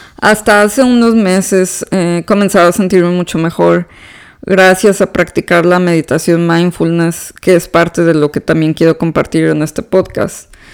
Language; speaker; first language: Spanish; native; Spanish